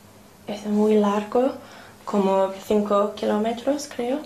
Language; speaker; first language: Spanish; non-native, learner; English